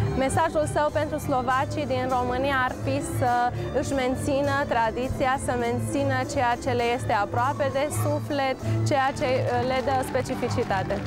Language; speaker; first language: Romanian; non-native, local second language; Slovak